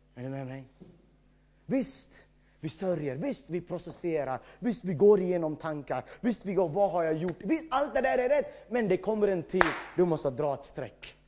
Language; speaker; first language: Swedish; non-native, fluent; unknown